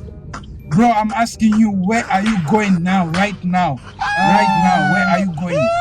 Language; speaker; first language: English; non-native, local second language; Swahili